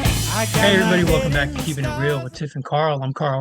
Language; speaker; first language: English; native; English